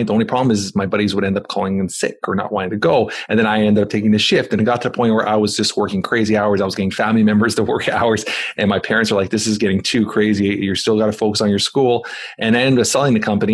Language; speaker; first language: English; native; English